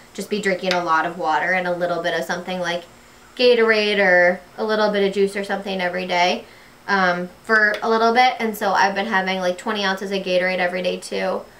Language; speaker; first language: English; native; English